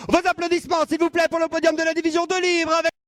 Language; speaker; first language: French; native; French